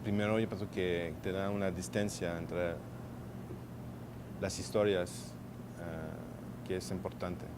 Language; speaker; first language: Spanish; non-native, fluent; French